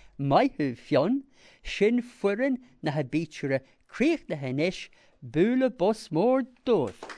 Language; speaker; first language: Irish; non-native, local second language; English